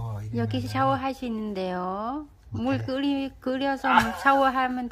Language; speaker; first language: Korean; non-native, learner; Vietnamese